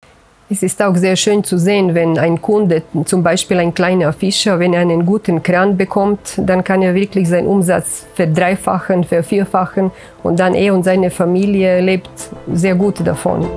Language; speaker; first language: German; non-native, fluent; Croatian